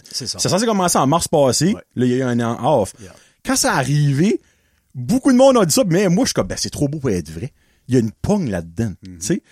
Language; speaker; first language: French; native; French